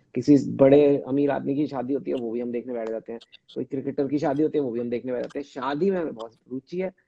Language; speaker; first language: Hindi; native; Hindi